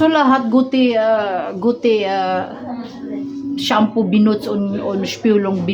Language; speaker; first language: German; non-native, learner; Cebuano